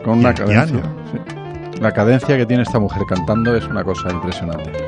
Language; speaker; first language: Spanish; native; Spanish